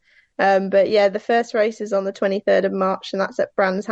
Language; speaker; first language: English; native; English